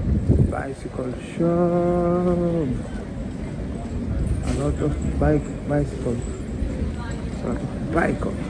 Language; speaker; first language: English; non-native, learner; Portuguese